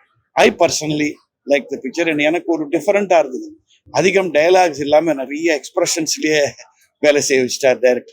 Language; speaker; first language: Tamil; native; Tamil